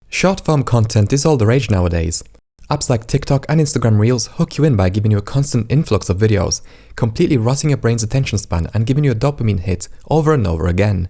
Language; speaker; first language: English; native; English